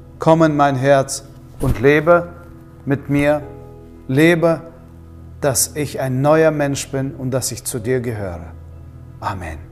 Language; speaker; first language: German; non-native, fluent; Russian